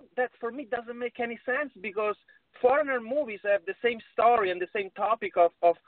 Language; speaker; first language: English; non-native, fluent; Italian